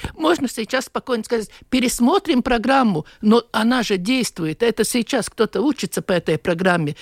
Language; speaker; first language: Russian; non-native, local second language; Latvian